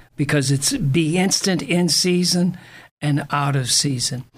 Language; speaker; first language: English; native; English